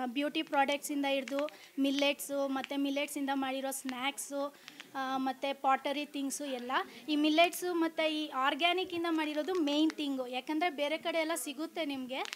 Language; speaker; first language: Kannada; native; Kannada